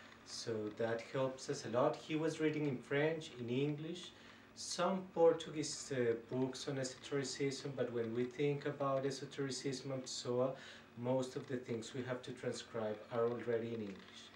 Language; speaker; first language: English; non-native, fluent; Spanish